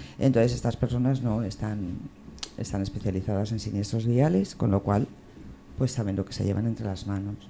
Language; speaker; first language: Spanish; native; Spanish